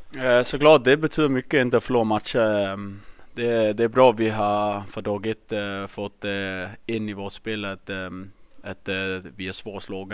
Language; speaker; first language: Swedish; non-native, fluent; Danish